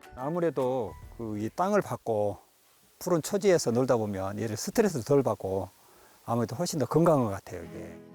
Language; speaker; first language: Korean; native; Korean